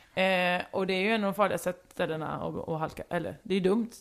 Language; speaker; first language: Swedish; native; Swedish